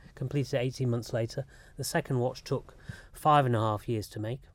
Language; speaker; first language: English; native; English